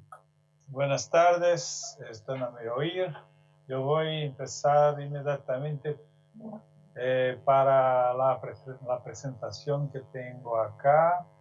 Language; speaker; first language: Spanish; non-native, fluent; Portuguese